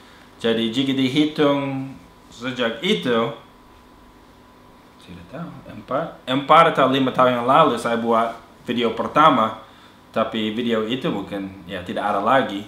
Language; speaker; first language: Indonesian; non-native, fluent; English